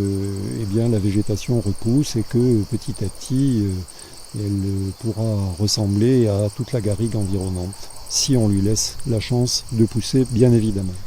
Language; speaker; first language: French; native; French